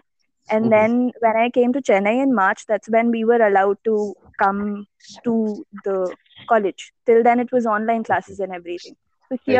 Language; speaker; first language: English; non-native, local second language; Malayalam